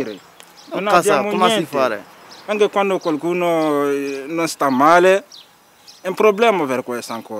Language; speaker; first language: Italian; non-native, learner; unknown